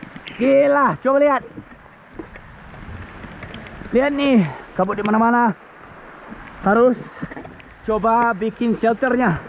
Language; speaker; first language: Indonesian; non-native, fluent; English